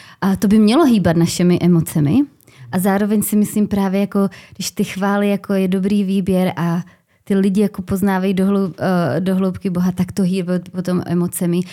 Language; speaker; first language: Czech; native; Czech